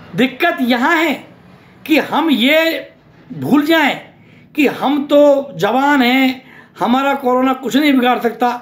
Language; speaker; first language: Hindi; native; Hindi